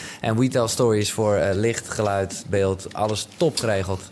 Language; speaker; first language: Dutch; native; Dutch